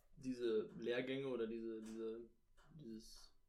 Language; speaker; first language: German; native; German